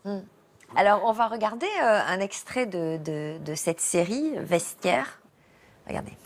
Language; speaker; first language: French; native; French